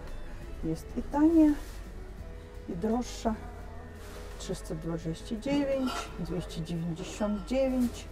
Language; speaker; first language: Polish; non-native, fluent; Russian